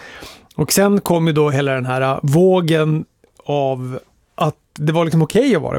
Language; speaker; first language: Swedish; native; Swedish